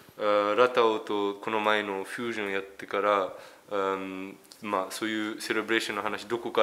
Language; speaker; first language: Japanese; early bilingual, heritage; French